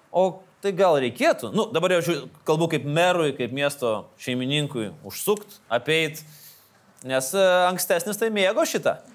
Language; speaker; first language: Lithuanian; native; Lithuanian